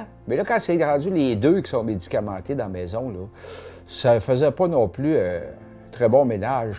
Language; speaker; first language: French; native; French